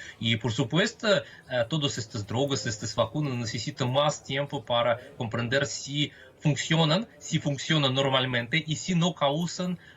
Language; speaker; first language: Spanish; non-native, fluent; Russian